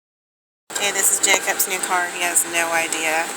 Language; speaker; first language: English; native; English